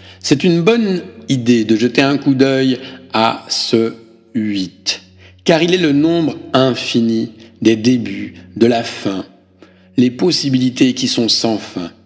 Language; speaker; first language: French; native; French